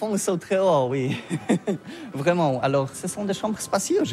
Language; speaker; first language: French; non-native, learner; Polish